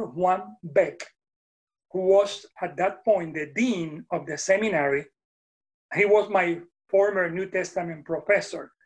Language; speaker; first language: English; non-native, fluent; Spanish